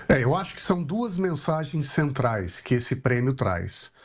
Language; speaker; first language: Portuguese; native; Portuguese